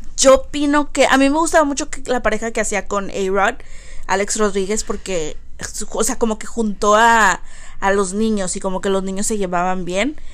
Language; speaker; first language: Spanish; early bilingual, heritage; Spanish